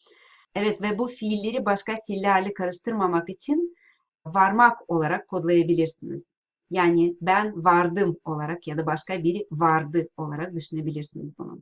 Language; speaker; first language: Turkish; non-native, fluent; Russian